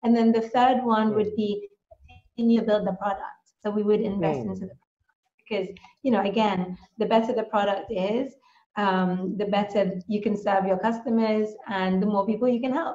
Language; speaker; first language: English; native; English